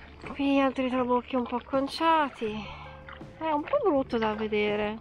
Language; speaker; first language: Italian; native; Italian